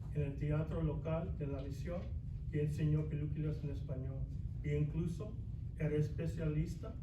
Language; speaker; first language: Spanish; early bilingual, other home language; English